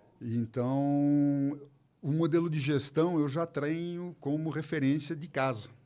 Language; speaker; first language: Portuguese; early bilingual, other home language; German